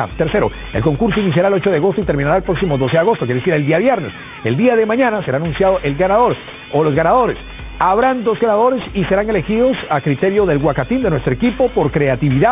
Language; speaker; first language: Spanish; native; Spanish